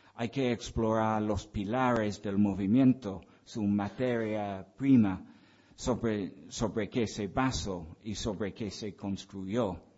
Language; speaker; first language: Spanish; non-native, fluent; English